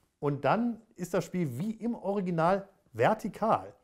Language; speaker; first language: German; native; German